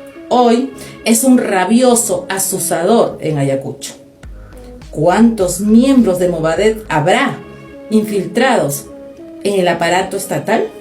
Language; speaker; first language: Spanish; native; Spanish